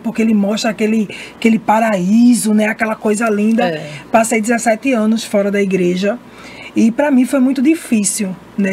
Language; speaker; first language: Portuguese; native; Portuguese